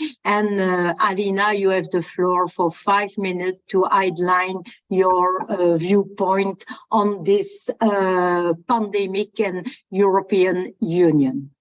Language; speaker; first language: English; non-native, fluent; French